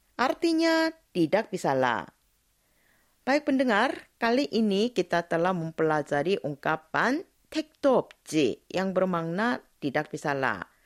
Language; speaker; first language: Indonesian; non-native, fluent; Korean